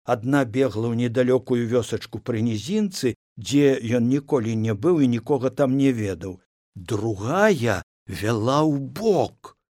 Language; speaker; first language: Belarusian; native; Belarusian